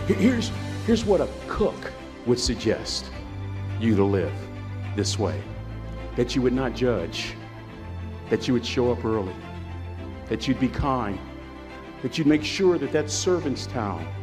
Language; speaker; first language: English; native; English